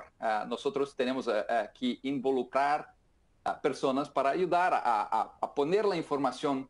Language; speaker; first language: Spanish; non-native, fluent; Portuguese